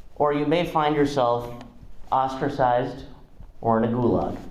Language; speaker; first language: English; non-native, fluent; Russian